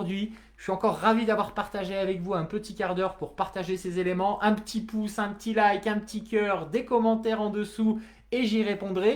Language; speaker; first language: French; native; French